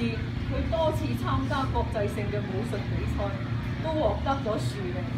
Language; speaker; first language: Cantonese; native; Cantonese